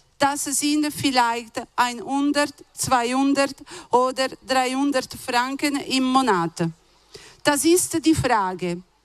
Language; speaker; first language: German; non-native, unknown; Italian